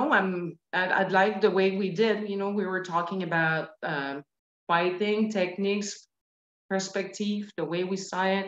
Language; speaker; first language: English; non-native, fluent; French